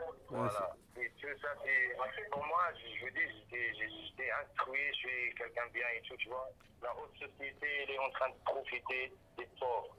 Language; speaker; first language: French; non-native, local second language; Arabic